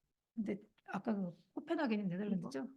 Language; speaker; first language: Korean; native; Korean